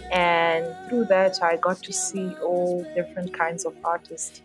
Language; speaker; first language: English; non-native, local second language; Xhosa